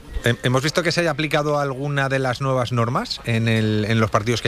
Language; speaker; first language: Spanish; native; Spanish